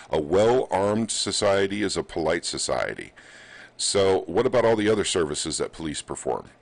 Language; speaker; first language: English; native; English